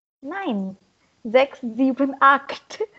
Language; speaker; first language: German; non-native, learner; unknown